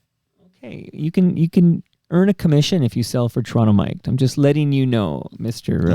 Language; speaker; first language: English; native; English